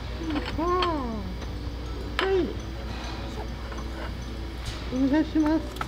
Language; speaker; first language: Japanese; non-native, fluent; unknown